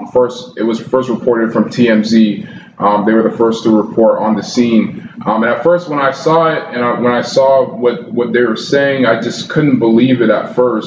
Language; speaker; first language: English; native; English